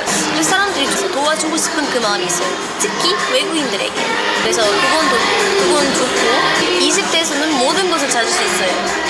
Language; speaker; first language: Korean; non-native, local second language; Arabic